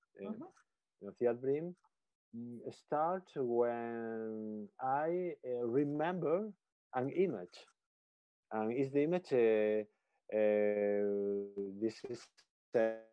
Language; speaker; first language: English; non-native, learner; Spanish